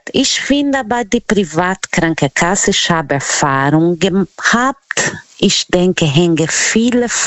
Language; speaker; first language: German; non-native, learner; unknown